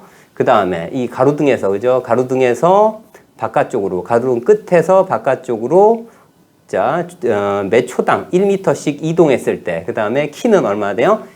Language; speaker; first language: Korean; native; Korean